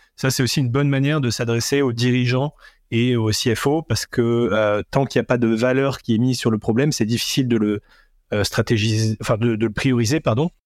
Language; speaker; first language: French; native; French